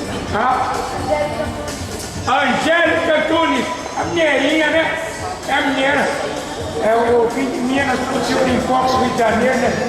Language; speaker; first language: Portuguese; native; Portuguese